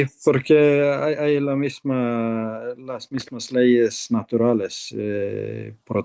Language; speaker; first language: Spanish; non-native, fluent; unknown